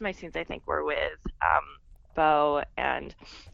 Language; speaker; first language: English; native; English